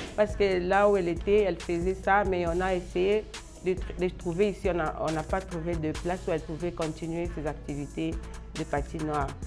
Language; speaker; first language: French; non-native, local second language; Lingala